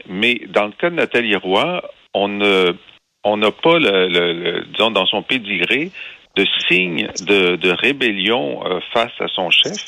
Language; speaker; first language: French; native; French